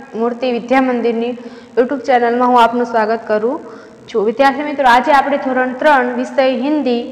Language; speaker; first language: Hindi; non-native, local second language; Gujarati